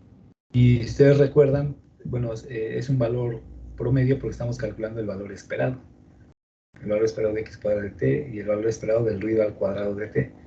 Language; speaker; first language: Spanish; native; Spanish